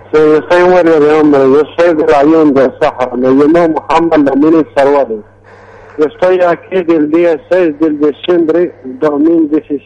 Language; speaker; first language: Spanish; non-native, fluent; Arabic